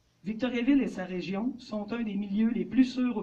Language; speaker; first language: French; native; French